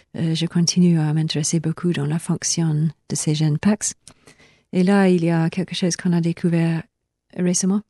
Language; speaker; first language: French; non-native, fluent; English